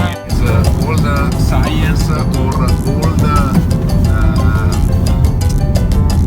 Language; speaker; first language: English; non-native, fluent; Italian